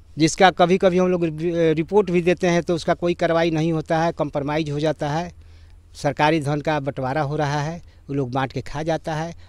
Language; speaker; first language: Hindi; native; Hindi